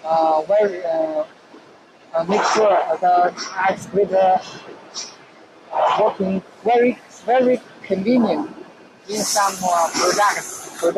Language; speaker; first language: English; non-native, learner; Chinese